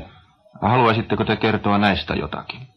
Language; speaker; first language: Finnish; native; Finnish